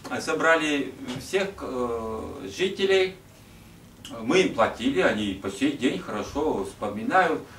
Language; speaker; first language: Russian; non-native, local second language; Udmurt